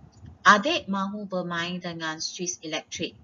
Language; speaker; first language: Indonesian; non-native, local second language; Chinese